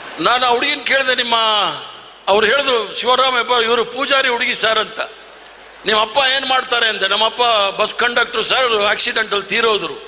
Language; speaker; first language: Kannada; non-native, local second language; Tulu